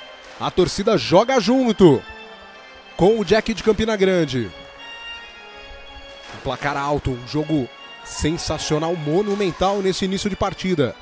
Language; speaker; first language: Portuguese; native; Portuguese